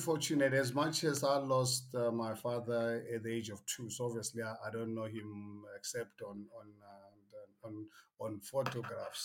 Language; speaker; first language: English; non-native, local second language; Northern Sotho